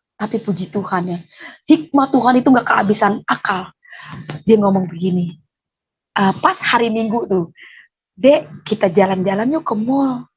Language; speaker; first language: Indonesian; native; Indonesian